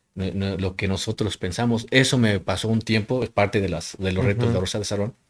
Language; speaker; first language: Spanish; native; Spanish